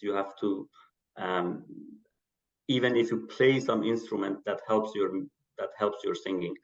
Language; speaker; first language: English; non-native, fluent; Persian